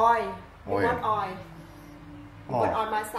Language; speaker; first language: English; non-native, learner; Thai